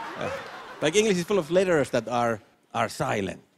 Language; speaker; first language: English; non-native, fluent; Finnish